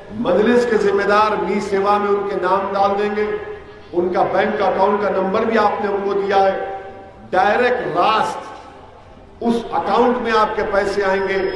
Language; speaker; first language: Urdu; native; Urdu